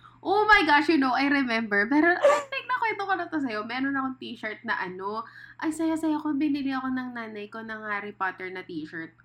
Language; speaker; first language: Filipino; native; Filipino